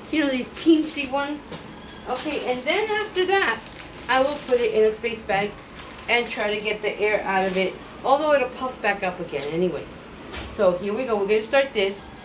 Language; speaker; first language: English; early bilingual, other home language; Spanish